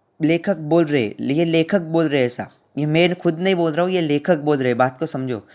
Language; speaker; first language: Hindi; non-native, local second language; Marathi